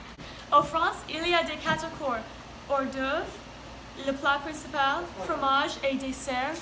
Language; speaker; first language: French; non-native, learner; English